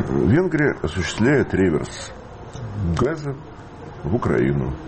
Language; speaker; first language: Russian; native; Russian